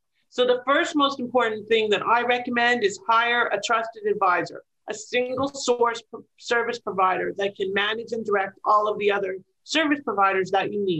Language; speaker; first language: English; native; English